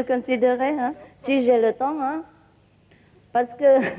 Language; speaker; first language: French; non-native, learner; Vietnamese